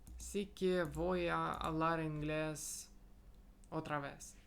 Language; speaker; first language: Spanish; non-native, learner; Russian